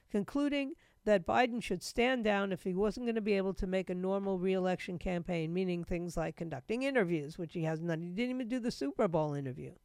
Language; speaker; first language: English; native; English